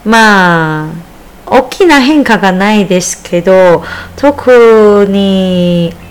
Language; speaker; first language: Japanese; non-native, fluent; Chinese